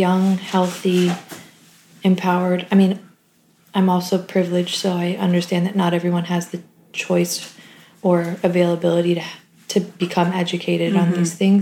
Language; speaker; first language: English; native; English